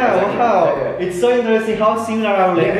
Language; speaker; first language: English; non-native, learner; Indonesian